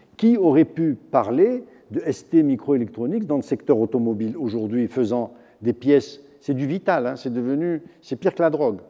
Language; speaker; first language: French; non-native, local second language; Arabic